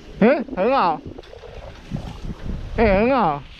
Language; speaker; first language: Chinese; native; Chinese